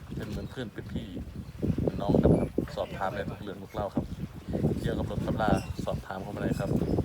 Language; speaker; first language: Thai; native; Thai